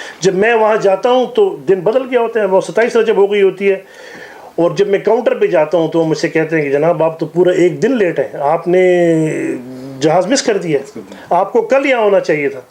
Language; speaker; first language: Urdu; native; Urdu